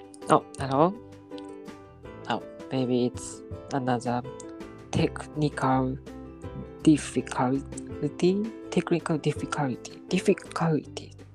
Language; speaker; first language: English; non-native, fluent; Japanese